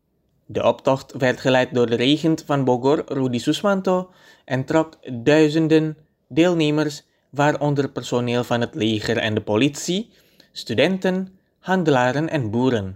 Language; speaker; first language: Dutch; non-native, fluent; Indonesian